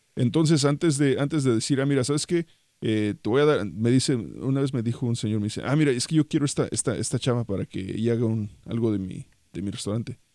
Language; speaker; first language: Spanish; native; Spanish